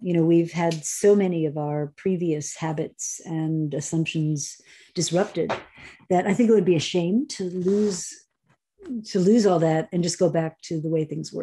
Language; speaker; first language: English; native; English